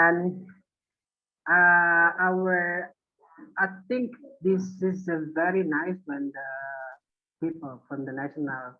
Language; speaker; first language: English; non-native, learner; Indonesian